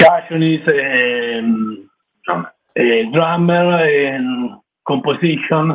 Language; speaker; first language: English; non-native, learner; Italian